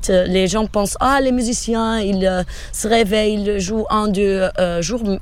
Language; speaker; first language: French; non-native, fluent; Portuguese